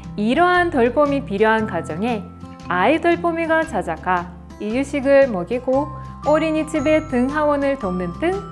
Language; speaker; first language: Korean; non-native, fluent; Russian